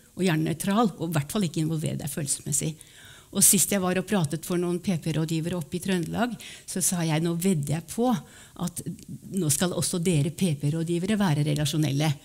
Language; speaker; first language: Norwegian; native; Norwegian